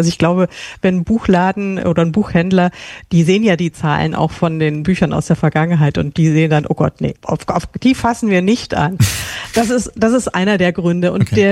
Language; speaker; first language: German; native; German